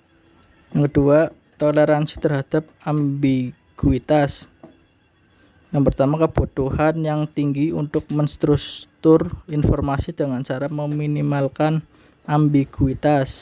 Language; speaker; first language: Indonesian; native; Indonesian